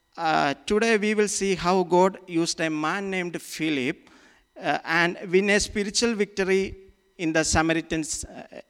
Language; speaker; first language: English; non-native, local second language; Malayalam